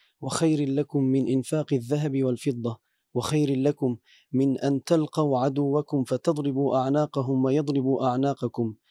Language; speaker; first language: Arabic; non-native, fluent; Turkish